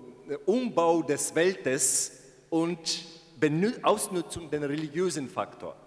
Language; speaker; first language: German; non-native, fluent; Ukrainian